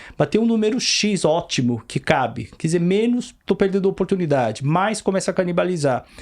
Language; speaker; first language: Portuguese; early bilingual, other home language; Korean